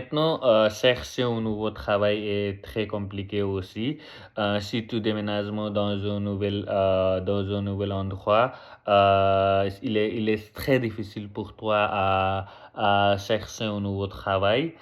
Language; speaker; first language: French; non-native, learner; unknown